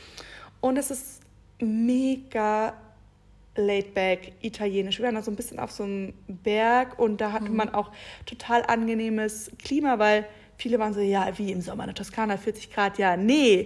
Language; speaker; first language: German; native; German